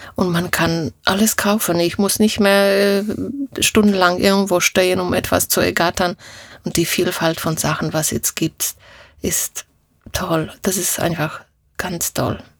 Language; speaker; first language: German; non-native, fluent; Polish